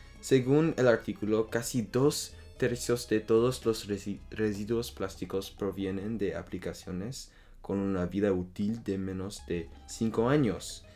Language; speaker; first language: Spanish; non-native, learner; French